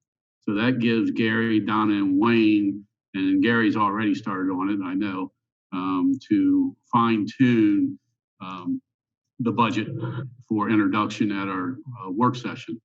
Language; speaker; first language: English; native; English